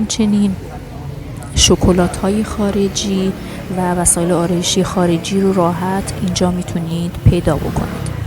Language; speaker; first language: Persian; native; Persian